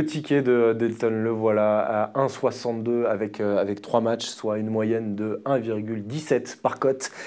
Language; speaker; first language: French; native; French